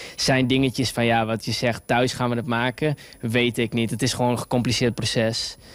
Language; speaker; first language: Dutch; native; Dutch